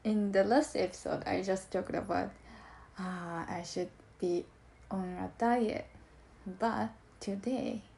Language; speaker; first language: English; non-native, learner; Japanese